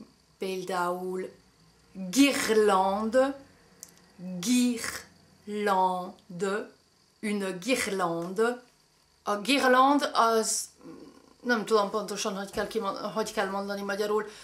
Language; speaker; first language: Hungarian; early bilingual, heritage; French